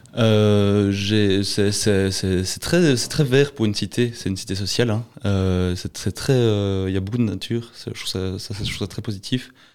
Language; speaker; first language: French; native; French